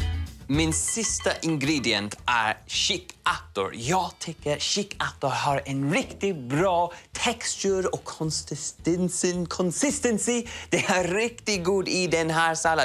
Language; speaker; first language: Swedish; non-native, learner; English